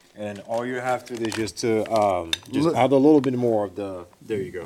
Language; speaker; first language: English; non-native, fluent; Arabic